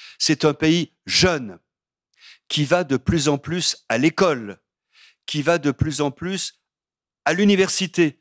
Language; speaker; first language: French; native; French